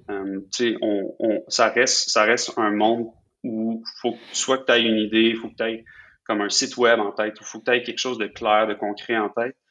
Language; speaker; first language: French; native; French